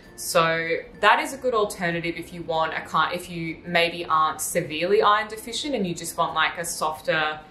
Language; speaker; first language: English; native; English